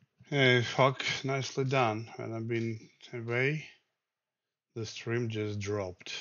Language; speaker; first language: English; non-native, learner; Russian